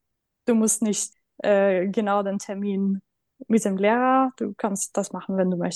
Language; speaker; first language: German; non-native, fluent; Norwegian